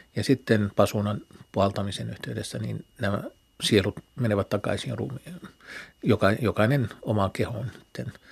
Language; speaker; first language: Finnish; non-native, fluent; Arabic